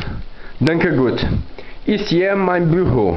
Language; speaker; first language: German; non-native, learner; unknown